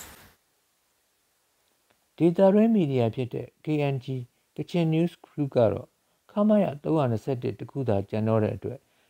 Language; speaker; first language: Burmese; native; Burmese